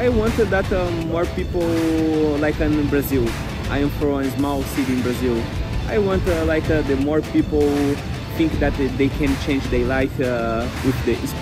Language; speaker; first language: English; non-native, fluent; Portuguese